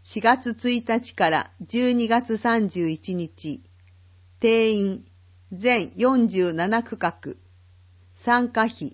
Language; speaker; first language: Japanese; native; Japanese